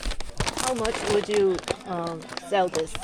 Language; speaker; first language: English; non-native, learner; Korean